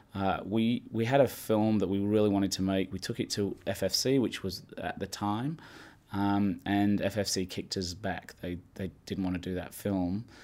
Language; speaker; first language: English; native; English